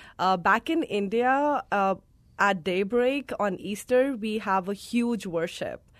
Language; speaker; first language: English; non-native, local second language; Hindi